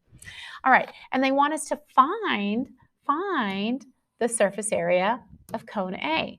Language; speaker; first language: English; native; English